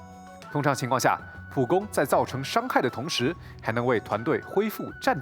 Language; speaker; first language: Chinese; native; Chinese